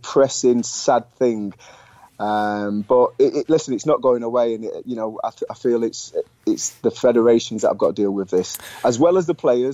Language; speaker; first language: English; native; English